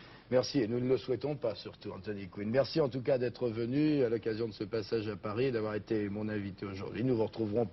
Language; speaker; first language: French; native; French